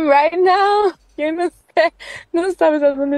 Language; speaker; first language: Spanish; early bilingual, heritage; Spanish